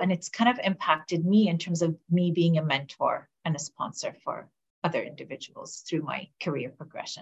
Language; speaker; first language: English; non-native, fluent; Arabic